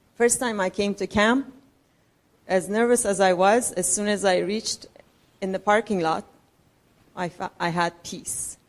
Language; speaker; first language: English; non-native, fluent; Persian